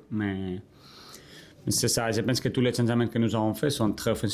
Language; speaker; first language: French; non-native, learner; Spanish